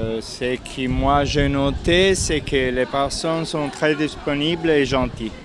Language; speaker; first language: French; non-native, fluent; Italian